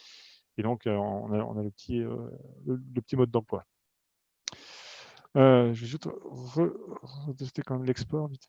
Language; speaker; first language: French; native; French